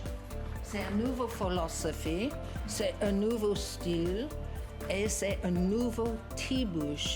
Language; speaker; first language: French; non-native, learner; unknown